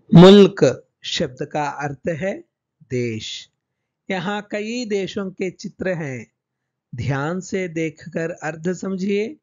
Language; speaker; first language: Hindi; non-native, local second language; Telugu